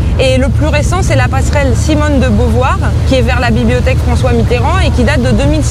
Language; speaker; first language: French; native; French